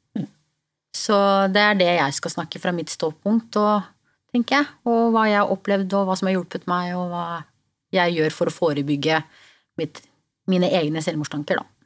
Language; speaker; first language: Norwegian; early bilingual, other home language; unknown